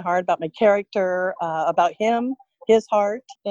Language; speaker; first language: English; native; English